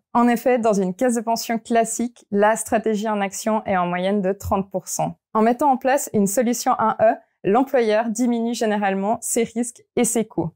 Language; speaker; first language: French; native; French